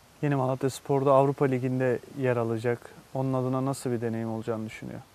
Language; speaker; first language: Turkish; native; Turkish